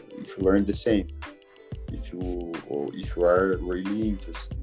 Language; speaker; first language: English; non-native, learner; Portuguese